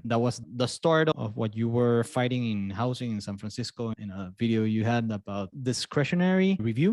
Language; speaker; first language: English; non-native, fluent; Spanish